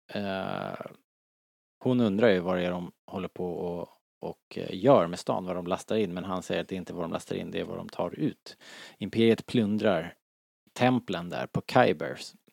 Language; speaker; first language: Swedish; native; Swedish